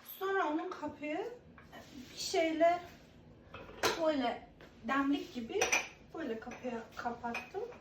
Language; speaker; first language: Turkish; non-native, learner; Persian